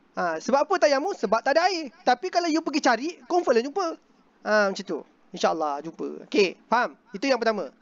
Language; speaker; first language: Malay; native; Malay